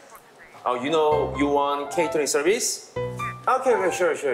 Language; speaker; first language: English; non-native, learner; Korean